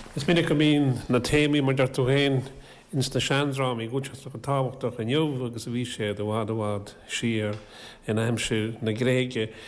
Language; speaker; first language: Irish; native; Irish